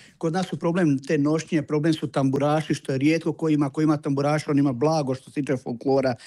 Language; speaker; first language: Croatian; native; Croatian